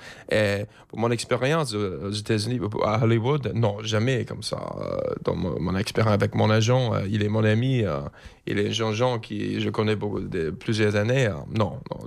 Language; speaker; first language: French; non-native, learner; English